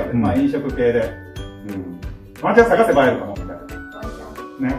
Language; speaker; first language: Japanese; native; Japanese